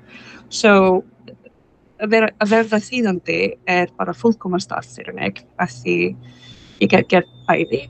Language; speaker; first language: Icelandic; non-native, fluent; English